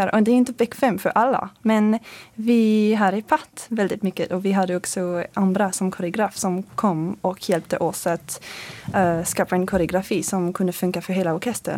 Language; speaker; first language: Swedish; non-native, learner; French